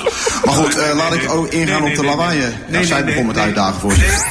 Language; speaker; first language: Dutch; native; Dutch